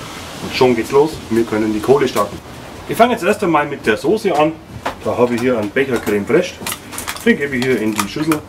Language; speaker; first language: German; native; German